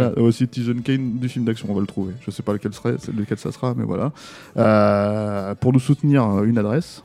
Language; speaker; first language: French; native; French